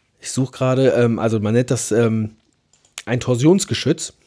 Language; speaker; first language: German; native; German